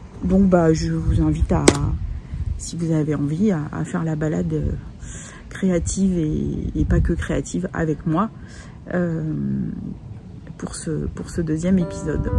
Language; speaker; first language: French; native; French